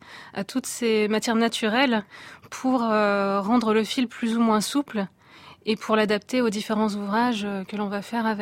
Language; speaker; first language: French; native; French